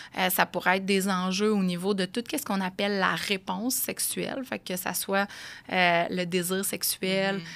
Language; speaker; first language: French; native; French